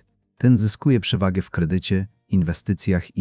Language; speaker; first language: Polish; native; Polish